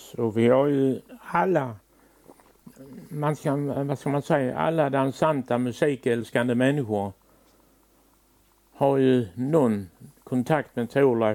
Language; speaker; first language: Swedish; native; Swedish